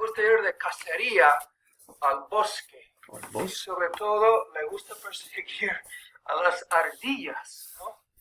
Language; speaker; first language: Spanish; early bilingual, heritage; English